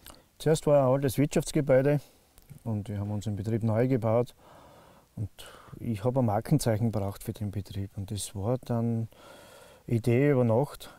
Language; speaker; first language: German; native; German